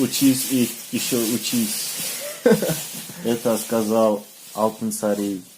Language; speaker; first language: Russian; non-native, local second language; Kazakh